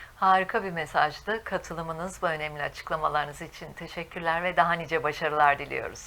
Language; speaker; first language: Turkish; native; Turkish